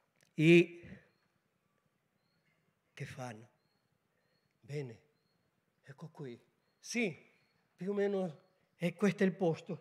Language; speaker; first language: Italian; non-native, learner; Spanish